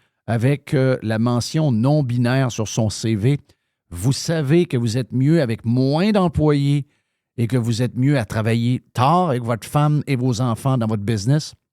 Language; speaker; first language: French; native; French